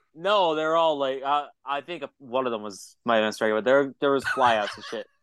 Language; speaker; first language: English; native; English